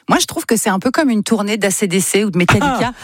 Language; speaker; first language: French; native; French